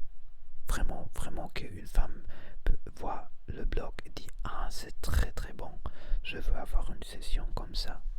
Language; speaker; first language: French; non-native, learner; Spanish